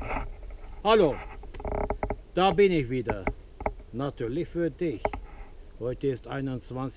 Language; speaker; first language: German; non-native, fluent; Turkish